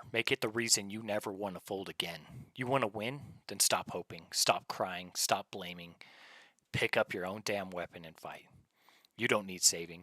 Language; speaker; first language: English; native; English